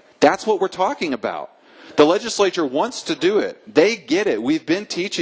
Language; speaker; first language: English; native; English